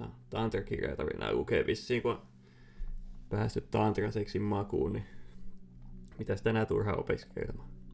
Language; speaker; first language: Finnish; native; Finnish